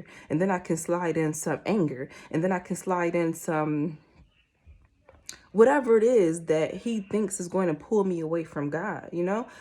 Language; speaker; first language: English; native; English